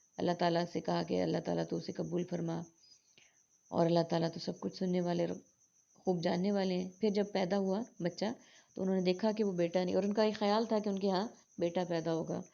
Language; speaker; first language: Urdu; native; Urdu